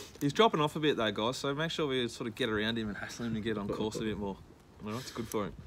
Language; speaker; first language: English; native; English